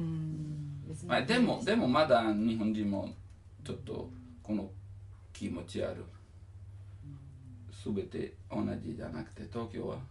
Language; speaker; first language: Japanese; non-native, learner; Italian